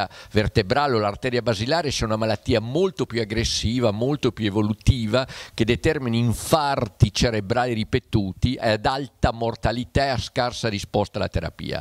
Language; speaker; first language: Italian; native; Italian